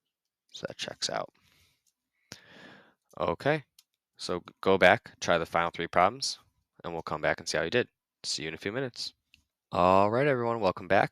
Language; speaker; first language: English; native; English